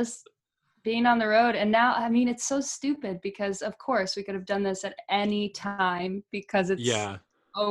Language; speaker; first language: English; early bilingual, other home language; Portuguese